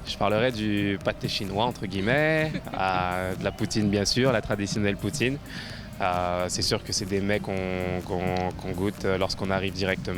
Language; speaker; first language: French; native; French